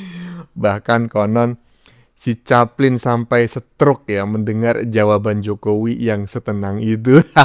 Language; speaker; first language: Indonesian; native; Indonesian